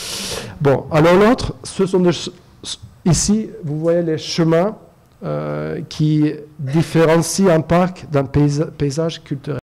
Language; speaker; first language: French; non-native, fluent; Norwegian